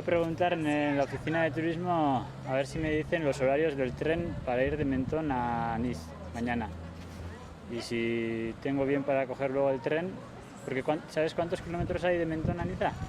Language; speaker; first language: Spanish; non-native, local second language; Basque